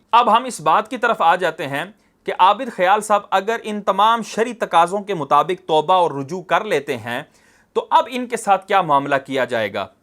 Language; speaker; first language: Urdu; non-native, local second language; Punjabi